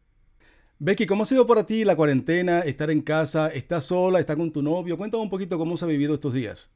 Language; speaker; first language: Spanish; native; Spanish